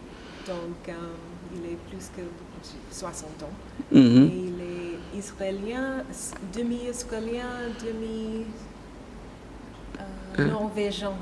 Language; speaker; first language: French; non-native, learner; English